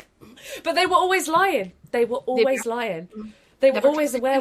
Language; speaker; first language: English; native; English